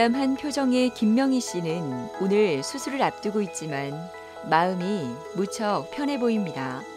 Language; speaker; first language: Korean; native; Korean